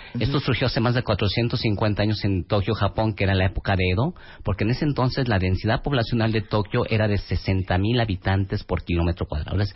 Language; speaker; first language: Spanish; native; Spanish